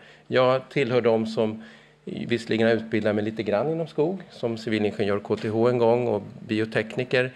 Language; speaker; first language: Swedish; native; Swedish